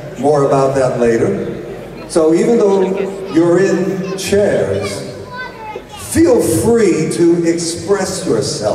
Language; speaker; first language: English; native; English